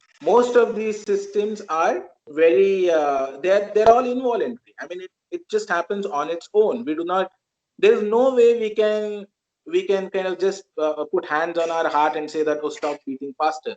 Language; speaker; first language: English; non-native, local second language; Marathi